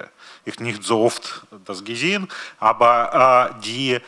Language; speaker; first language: German; non-native, learner; Russian